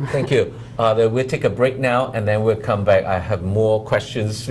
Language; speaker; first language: English; non-native, local second language; Cantonese